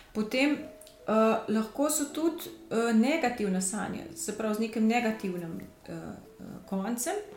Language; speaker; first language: Slovenian; native; Slovenian